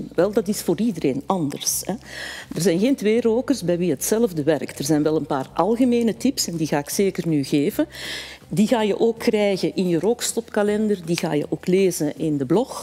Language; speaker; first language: Dutch; native; Dutch